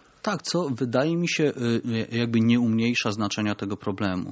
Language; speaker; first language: Polish; native; Polish